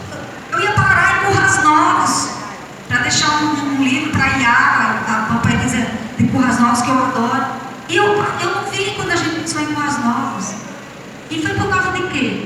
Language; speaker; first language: Portuguese; native; Portuguese